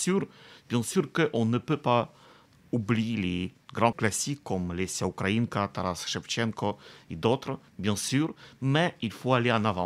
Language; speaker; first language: French; non-native, fluent; Russian